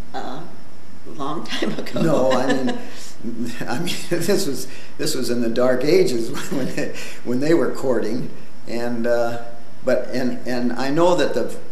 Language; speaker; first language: English; native; English